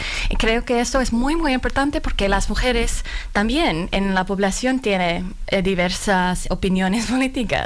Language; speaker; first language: Spanish; non-native, fluent; Finnish